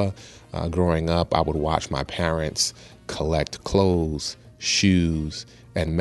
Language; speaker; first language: English; early bilingual, other home language; Spanish